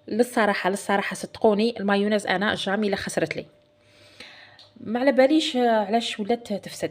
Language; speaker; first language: Arabic; native; Arabic